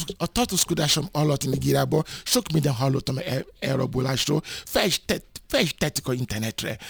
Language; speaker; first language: Hungarian; non-native, fluent; Yoruba